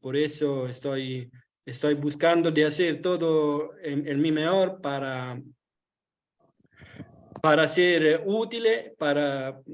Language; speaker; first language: Spanish; non-native, learner; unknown